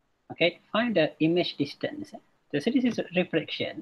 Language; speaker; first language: English; non-native, local second language; Malay